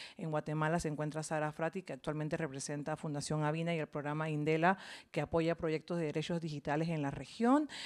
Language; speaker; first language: Spanish; native; Spanish